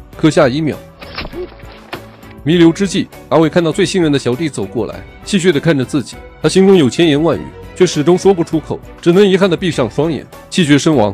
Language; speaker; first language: Chinese; native; Chinese